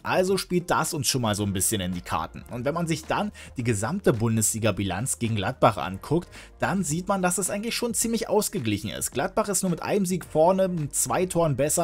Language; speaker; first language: German; native; German